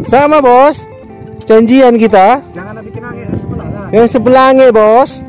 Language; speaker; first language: Malay; native; Malay